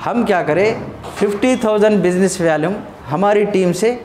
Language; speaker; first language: Hindi; non-native, local second language; Telugu